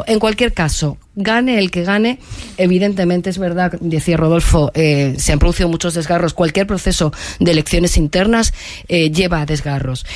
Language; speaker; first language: Spanish; native; Spanish